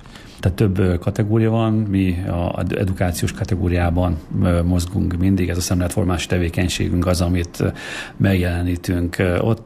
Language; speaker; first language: Hungarian; native; Hungarian